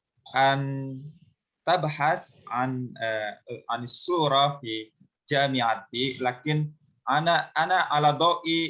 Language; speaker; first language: Arabic; non-native, learner; Indonesian